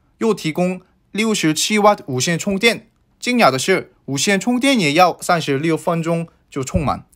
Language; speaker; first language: Chinese; non-native, fluent; Korean